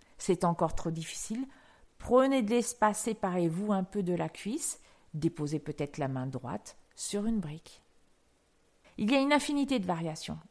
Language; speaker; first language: French; native; French